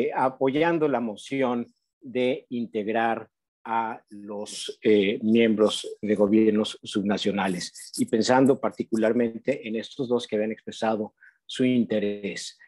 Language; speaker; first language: Spanish; native; Spanish